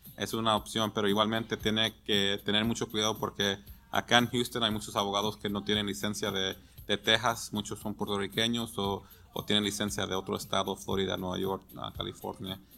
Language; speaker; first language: Spanish; early bilingual, heritage; Spanish